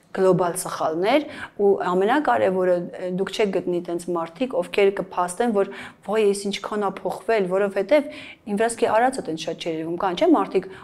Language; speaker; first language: Armenian; native; Armenian